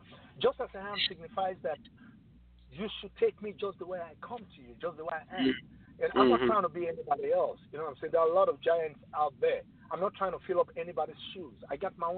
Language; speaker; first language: English; non-native, local second language; Yoruba